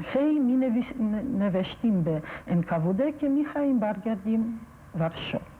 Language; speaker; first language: Persian; non-native, fluent; Polish